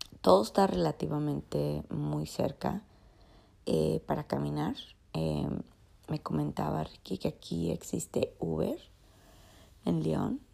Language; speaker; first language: Spanish; early bilingual, heritage; Spanish